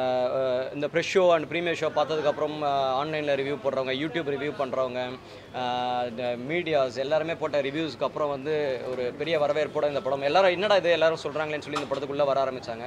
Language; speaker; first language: Tamil; native; Tamil